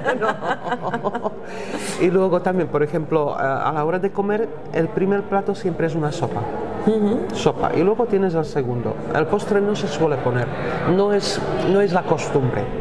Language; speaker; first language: Spanish; non-native, fluent; Slovak